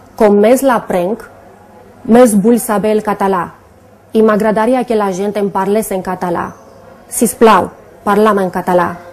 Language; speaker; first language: Catalan; non-native, learner; Romanian